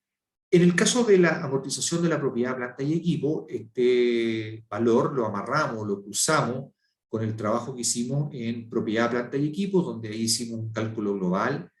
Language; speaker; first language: Spanish; native; Spanish